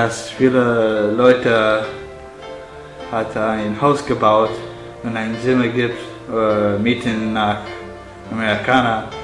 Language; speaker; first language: German; non-native, learner; English